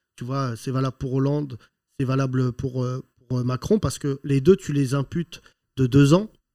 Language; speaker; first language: French; native; French